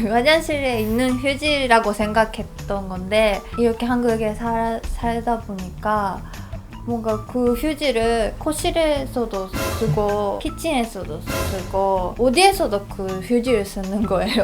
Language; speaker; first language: Korean; non-native, fluent; Japanese